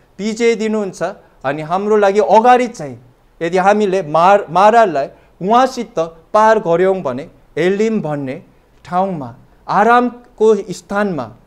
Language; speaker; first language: Nepali; non-native, fluent; Korean